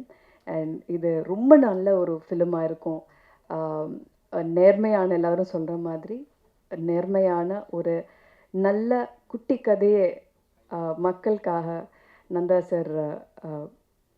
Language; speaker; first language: Tamil; non-native, learner; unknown